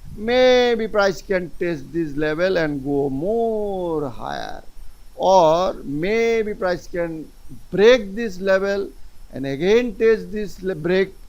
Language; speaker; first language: English; non-native, local second language; Bangla